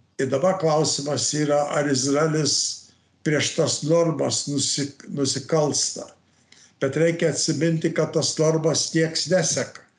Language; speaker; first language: Lithuanian; early bilingual, heritage; Lithuanian